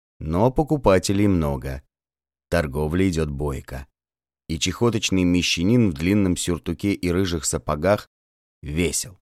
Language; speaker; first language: Russian; native; Russian